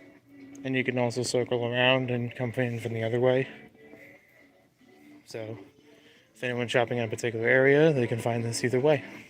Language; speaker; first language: English; native; English